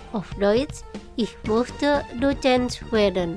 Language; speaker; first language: German; non-native, fluent; Indonesian